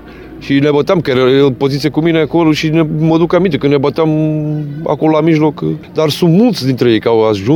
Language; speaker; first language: Romanian; non-native, fluent; Portuguese